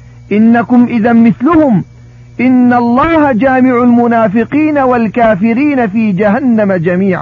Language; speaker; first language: Arabic; native; Arabic